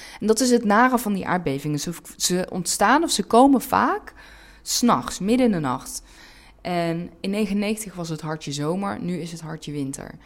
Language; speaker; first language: Dutch; early bilingual, other home language; Turkish